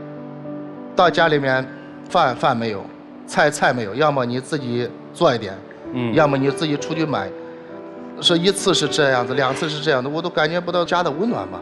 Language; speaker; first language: Chinese; native; Chinese